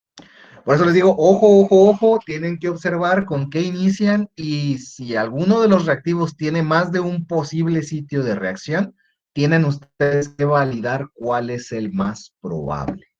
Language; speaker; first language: Spanish; native; Spanish